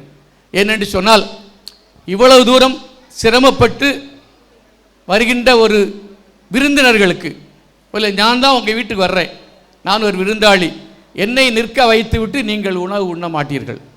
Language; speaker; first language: Tamil; native; Tamil